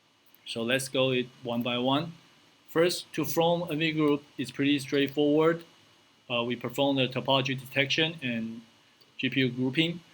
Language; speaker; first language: English; non-native, fluent; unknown